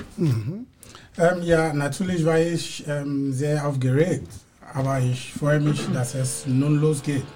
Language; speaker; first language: German; non-native, learner; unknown